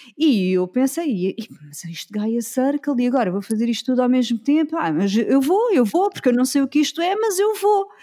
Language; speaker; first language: Portuguese; native; Portuguese